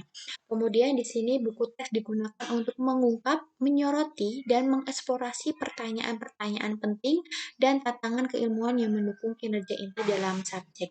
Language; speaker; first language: Indonesian; native; Indonesian